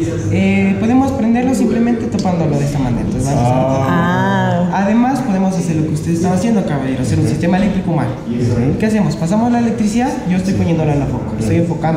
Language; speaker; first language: Spanish; native; Spanish